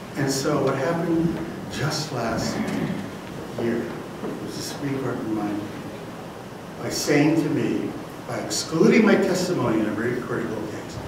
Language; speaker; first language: English; native; English